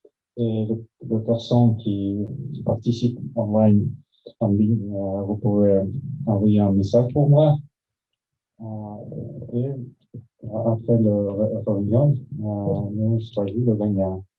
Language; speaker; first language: French; non-native, learner; Russian